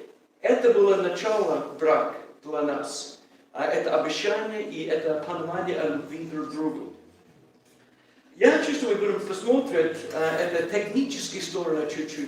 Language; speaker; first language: Russian; non-native, learner; English